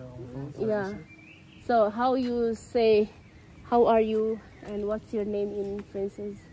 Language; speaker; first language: English; non-native, learner; Nepali